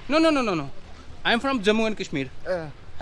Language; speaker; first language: English; non-native, local second language; Dogri